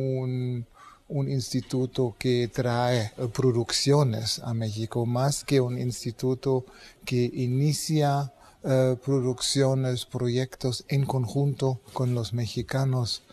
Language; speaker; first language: Spanish; non-native, fluent; German